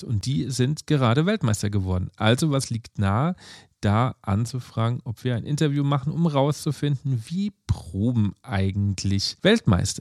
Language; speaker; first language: German; native; German